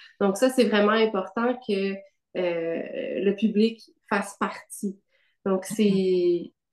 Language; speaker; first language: French; native; French